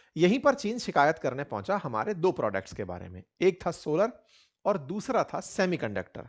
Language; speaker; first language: Hindi; native; Hindi